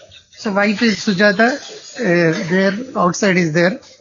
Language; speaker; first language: English; non-native, local second language; Telugu